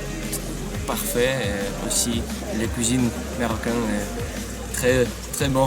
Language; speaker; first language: French; non-native, learner; Russian